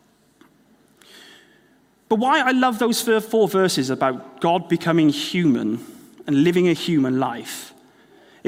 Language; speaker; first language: English; native; English